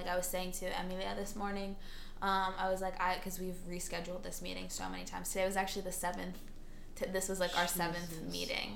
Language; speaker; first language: English; early bilingual, other home language; Finnish